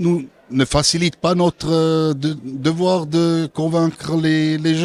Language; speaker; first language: French; non-native, local second language; German